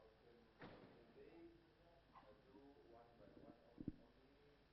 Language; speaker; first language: English; non-native, fluent; Indonesian